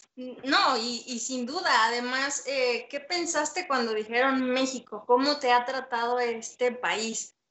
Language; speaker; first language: Spanish; native; Spanish